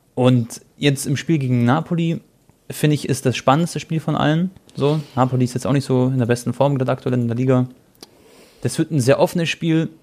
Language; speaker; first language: German; early bilingual, other home language; Croatian